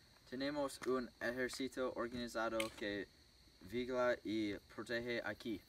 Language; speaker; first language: Spanish; non-native, learner; English